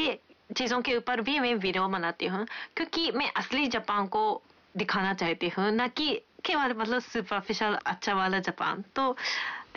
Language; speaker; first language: Hindi; non-native, fluent; Japanese